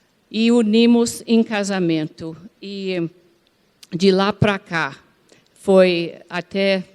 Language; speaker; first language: Portuguese; non-native, fluent; English